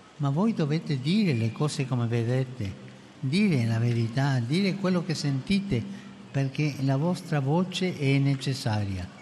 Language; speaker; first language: Italian; non-native, fluent; Spanish